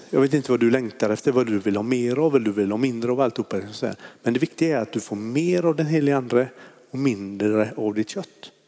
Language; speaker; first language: Swedish; native; Swedish